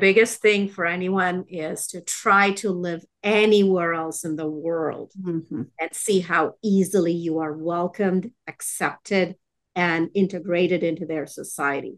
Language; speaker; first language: English; non-native, local second language; Tamil